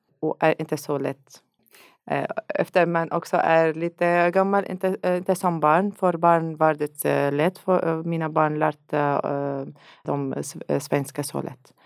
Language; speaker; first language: Swedish; non-native, learner; Arabic